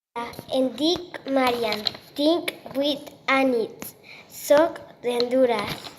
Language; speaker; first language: Catalan; non-native, learner; Spanish